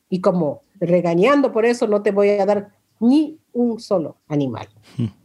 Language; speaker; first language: Spanish; non-native, local second language; Quechua